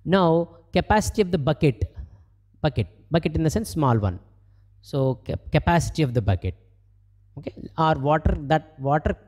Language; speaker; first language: English; non-native, local second language; Telugu